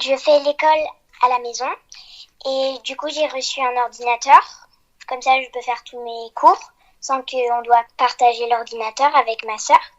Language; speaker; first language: French; early bilingual, heritage; French